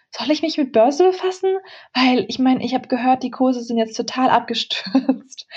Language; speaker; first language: German; early bilingual, other home language; Central Kurdish